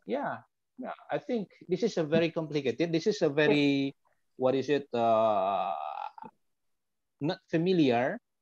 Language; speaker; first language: English; non-native, fluent; Indonesian